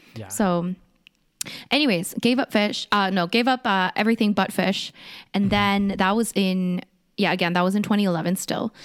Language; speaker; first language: English; early bilingual, other home language; Korean